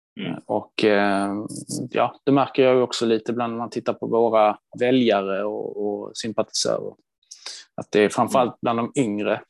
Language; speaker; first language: Swedish; early bilingual, other home language; Hebrew